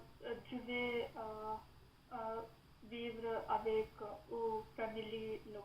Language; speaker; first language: French; non-native, learner; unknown